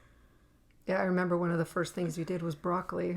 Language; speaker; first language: English; native; English